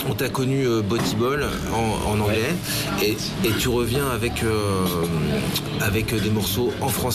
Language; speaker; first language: French; native; French